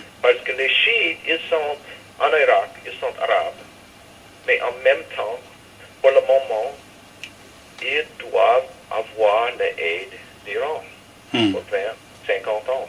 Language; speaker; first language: French; non-native, fluent; English